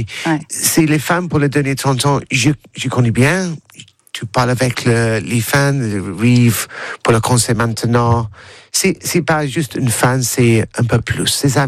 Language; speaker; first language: French; non-native, learner; English